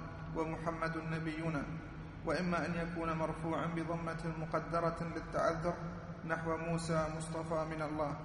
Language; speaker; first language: Arabic; native; Arabic